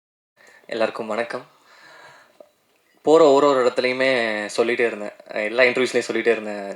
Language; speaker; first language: Tamil; native; Tamil